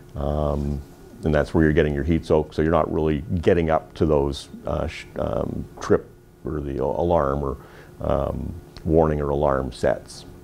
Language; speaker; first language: English; native; English